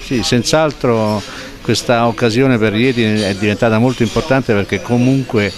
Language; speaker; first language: Italian; native; Italian